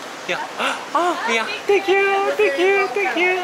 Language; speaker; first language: English; non-native, learner; Korean